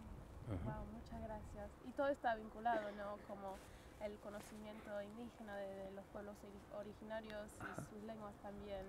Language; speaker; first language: Spanish; non-native, fluent; English